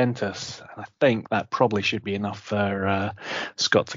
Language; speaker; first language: English; native; English